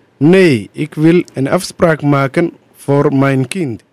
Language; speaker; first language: Dutch; non-native, learner; Somali